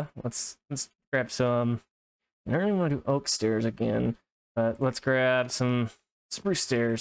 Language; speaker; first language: English; native; English